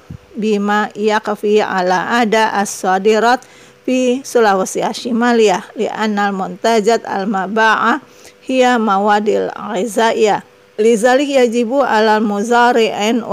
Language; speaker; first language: Arabic; non-native, local second language; Indonesian